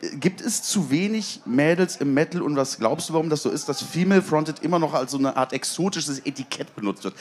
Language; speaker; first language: German; native; German